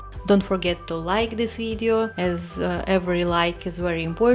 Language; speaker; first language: English; non-native, fluent; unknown